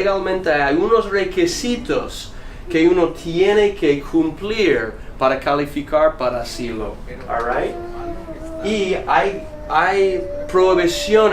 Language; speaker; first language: Spanish; non-native, fluent; English